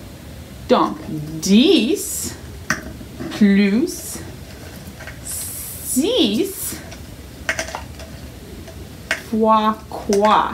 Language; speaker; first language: French; non-native, fluent; English